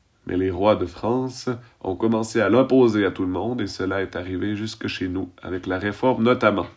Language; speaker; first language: French; native; French